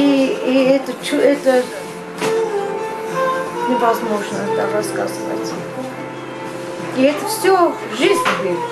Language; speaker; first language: Russian; non-native, learner; Armenian